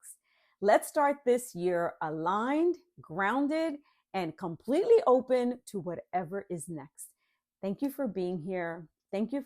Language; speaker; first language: English; native; English